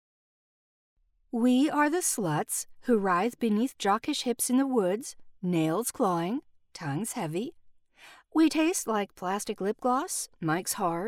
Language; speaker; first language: English; early bilingual, other home language; Spanish